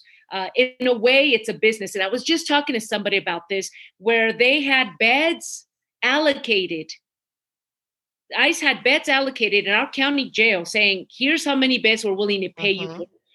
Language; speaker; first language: English; early bilingual, other home language; Spanish